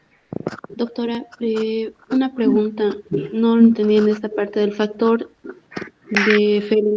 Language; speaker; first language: Spanish; native; Spanish